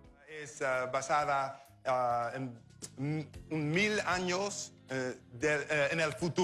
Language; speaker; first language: Spanish; non-native, learner; English